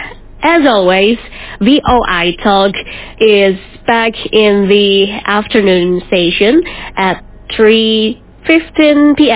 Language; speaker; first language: English; non-native, fluent; Indonesian